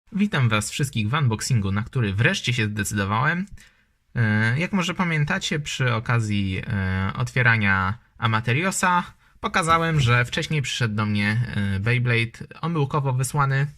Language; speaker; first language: Polish; native; Polish